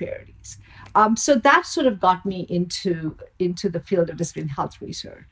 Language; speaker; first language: English; non-native, local second language; Bangla